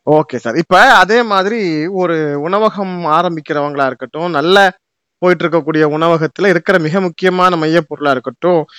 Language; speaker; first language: Tamil; native; Tamil